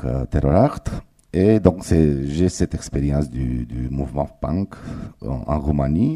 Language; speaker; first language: French; non-native, fluent; Romanian